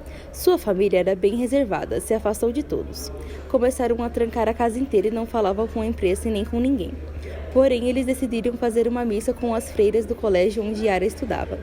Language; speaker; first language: Portuguese; native; Portuguese